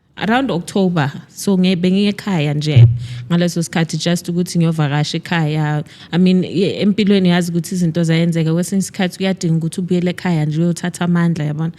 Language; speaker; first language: Zulu; native; Zulu